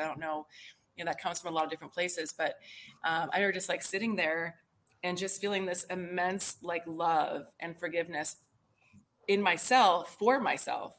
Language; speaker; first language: English; native; English